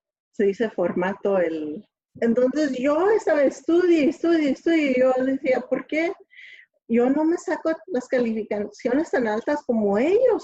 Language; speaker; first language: Spanish; early bilingual, other home language; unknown